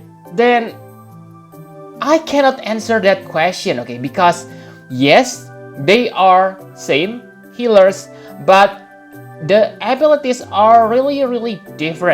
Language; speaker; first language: English; non-native, fluent; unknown